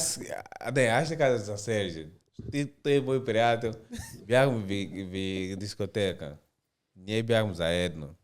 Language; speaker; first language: Bulgarian; non-native, learner; Portuguese